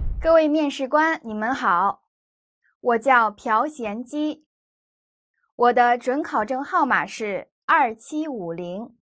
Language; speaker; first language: Chinese; non-native, fluent; Korean